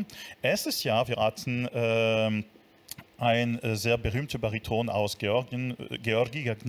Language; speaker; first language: German; non-native, fluent; French